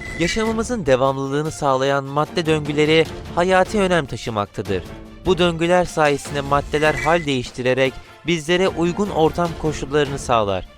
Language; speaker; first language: Turkish; native; Turkish